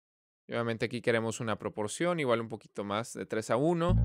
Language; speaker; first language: Spanish; native; Spanish